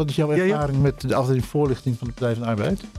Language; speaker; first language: Dutch; native; Dutch